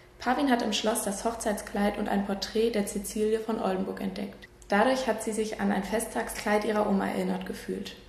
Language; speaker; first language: German; native; German